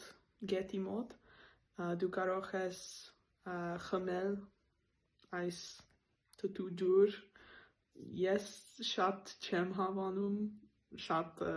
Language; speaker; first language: Armenian; non-native, learner; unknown